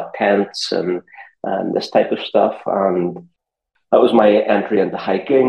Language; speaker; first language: English; native; English